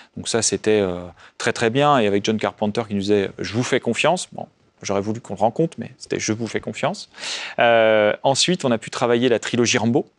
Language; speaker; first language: French; native; French